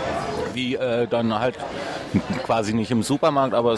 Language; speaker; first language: German; native; German